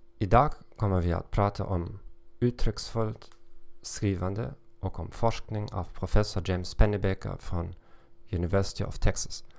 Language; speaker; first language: Swedish; non-native, learner; German